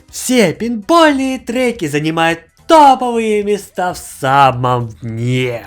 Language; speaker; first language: Russian; native; Russian